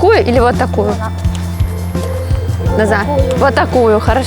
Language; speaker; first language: Ukrainian; non-native, local second language; Russian